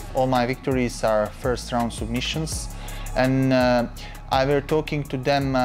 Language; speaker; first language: English; non-native, learner; Bosnian